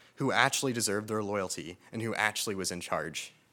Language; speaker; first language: English; native; English